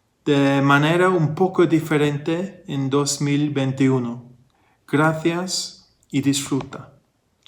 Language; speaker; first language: Spanish; non-native, fluent; English